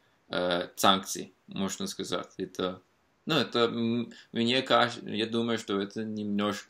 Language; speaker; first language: Russian; non-native, fluent; Norwegian